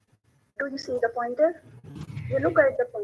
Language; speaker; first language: English; non-native, learner; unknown